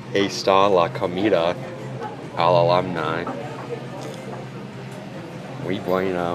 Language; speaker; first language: Spanish; non-native, learner; English